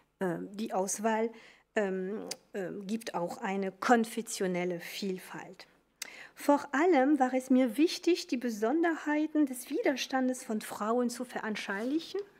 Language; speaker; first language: German; non-native, fluent; French